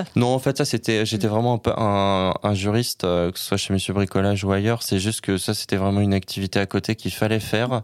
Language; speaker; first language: French; native; French